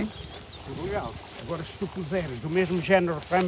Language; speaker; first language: Portuguese; native; Portuguese